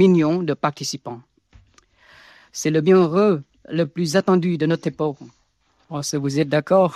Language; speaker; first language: French; non-native, fluent; Vietnamese